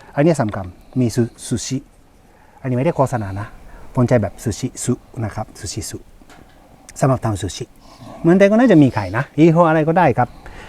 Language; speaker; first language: Thai; native; Thai